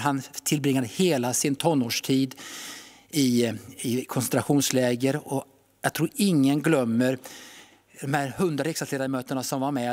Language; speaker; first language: Swedish; native; Swedish